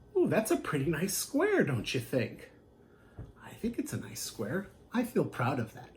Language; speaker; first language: English; native; English